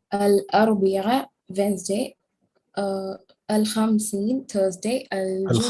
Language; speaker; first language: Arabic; non-native, learner; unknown